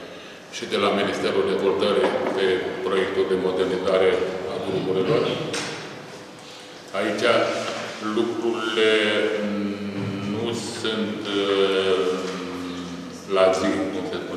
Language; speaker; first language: Romanian; native; Romanian